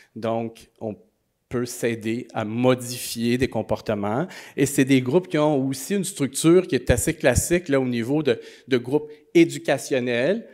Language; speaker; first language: French; native; French